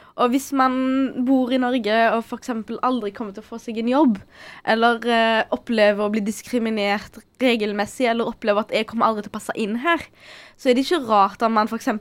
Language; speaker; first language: Norwegian; early bilingual, other home language; Arabic